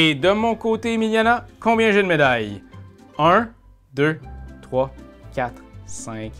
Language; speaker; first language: French; native; French